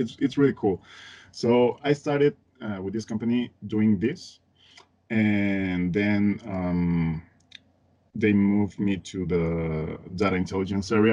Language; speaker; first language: English; non-native, fluent; Spanish